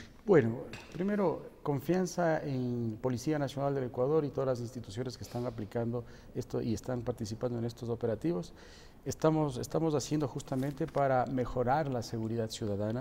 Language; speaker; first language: Spanish; native; Spanish